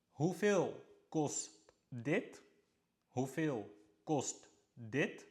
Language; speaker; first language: Dutch; non-native, fluent; Arabic